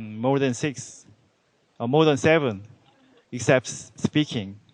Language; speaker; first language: English; non-native, learner; Korean